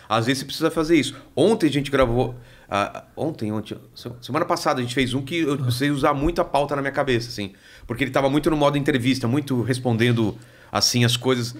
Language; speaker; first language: Portuguese; native; Portuguese